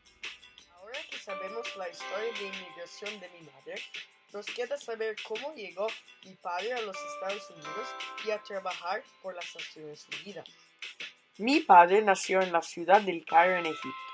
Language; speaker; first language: Spanish; non-native, fluent; English